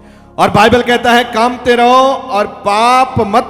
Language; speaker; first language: Hindi; non-native, local second language; Punjabi